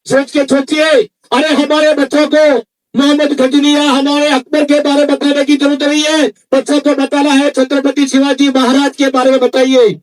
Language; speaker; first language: Hindi; non-native, local second language; Kannada